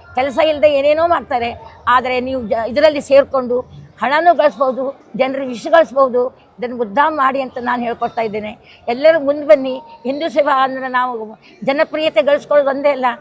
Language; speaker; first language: Kannada; native; Kannada